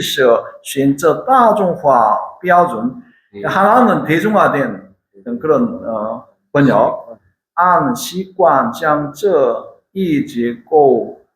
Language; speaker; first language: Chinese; non-native, fluent; Korean